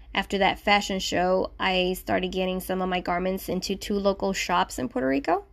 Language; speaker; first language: English; non-native, fluent; Spanish